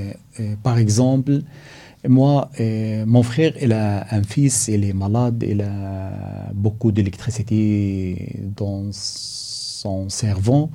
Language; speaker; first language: French; non-native, learner; Arabic